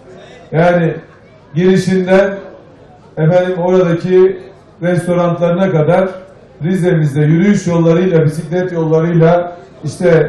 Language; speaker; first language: Turkish; native; Turkish